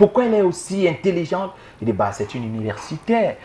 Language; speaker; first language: French; native; French